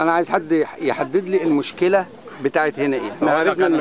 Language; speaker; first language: Arabic; native; Arabic